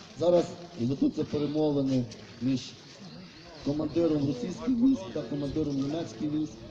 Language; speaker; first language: Ukrainian; native; Ukrainian